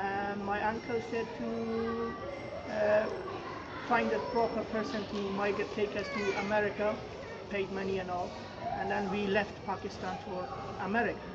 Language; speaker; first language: English; non-native, fluent; Persian